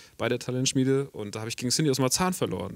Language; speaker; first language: German; native; German